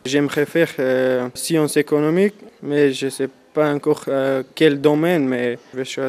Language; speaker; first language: French; non-native, learner; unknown